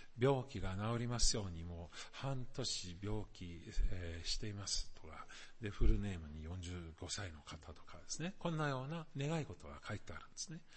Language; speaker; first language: Japanese; non-native, fluent; German